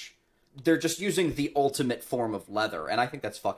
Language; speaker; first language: English; native; English